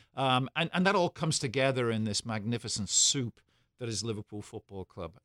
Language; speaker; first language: English; native; English